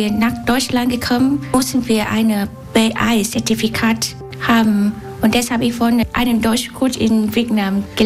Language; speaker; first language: German; non-native, learner; Vietnamese